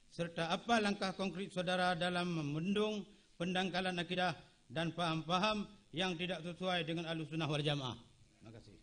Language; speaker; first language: Indonesian; native; Indonesian